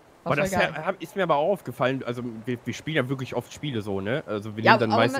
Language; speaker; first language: German; native; German